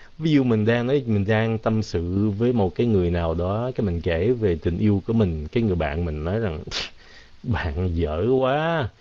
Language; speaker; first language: Vietnamese; early bilingual, heritage; Vietnamese